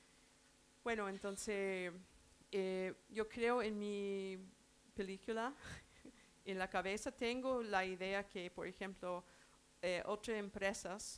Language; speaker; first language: Spanish; non-native, learner; English